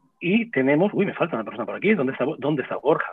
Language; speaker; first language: Spanish; native; Spanish